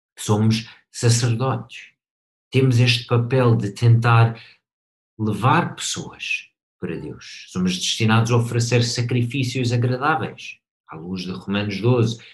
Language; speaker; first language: Portuguese; non-native, fluent; English